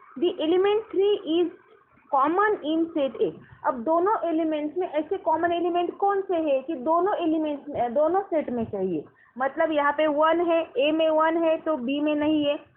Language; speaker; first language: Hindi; non-native, local second language; Marathi